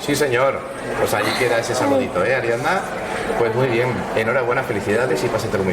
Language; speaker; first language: Spanish; native; Spanish